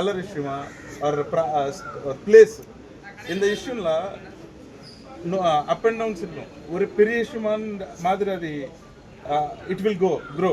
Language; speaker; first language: Tamil; non-native, local second language; Telugu